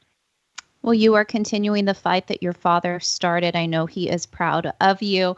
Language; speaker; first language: English; native; English